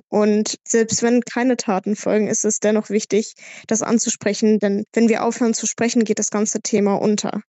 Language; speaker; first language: German; native; German